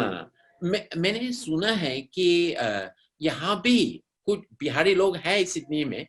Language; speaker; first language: Hindi; non-native, fluent; English